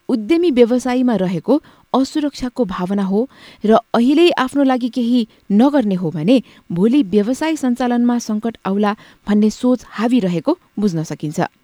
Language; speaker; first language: Nepali; native; Nepali